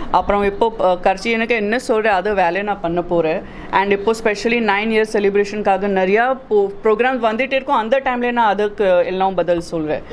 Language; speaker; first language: Tamil; non-native, learner; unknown